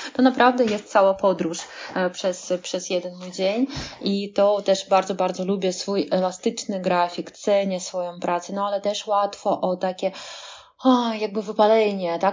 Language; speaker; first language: Polish; non-native, fluent; Russian